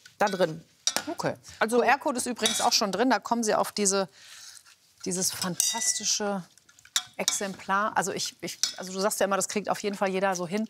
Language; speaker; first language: German; native; German